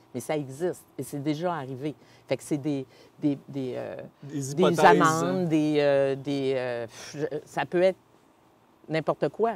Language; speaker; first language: French; native; French